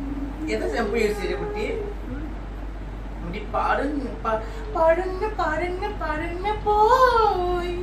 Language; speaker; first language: Malayalam; non-native, learner; Assamese